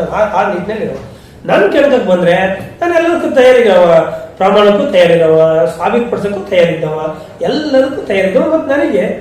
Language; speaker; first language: Kannada; native; Kannada